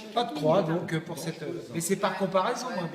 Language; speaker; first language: French; native; French